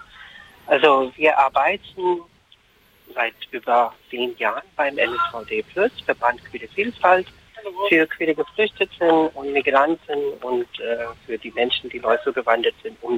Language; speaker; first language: German; non-native, fluent; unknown